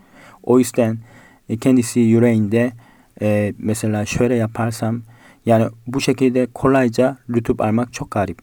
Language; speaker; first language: Turkish; non-native, fluent; Korean